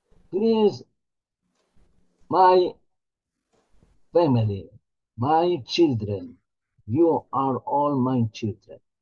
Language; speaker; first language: English; non-native, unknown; Hebrew